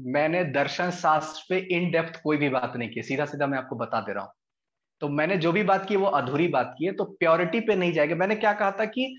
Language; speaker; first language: Hindi; native; Hindi